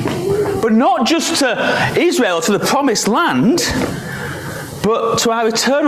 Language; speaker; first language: English; native; English